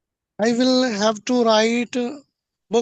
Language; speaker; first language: English; non-native, learner; Hindi